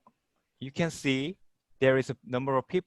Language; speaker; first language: English; non-native, learner; Korean